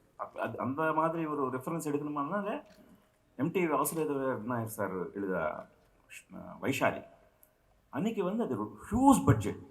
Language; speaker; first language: Tamil; non-native, local second language; Telugu